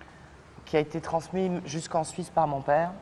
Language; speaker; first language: French; early bilingual, other home language; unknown